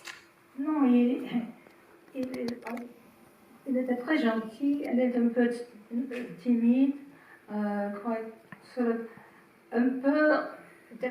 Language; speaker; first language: French; non-native, learner; English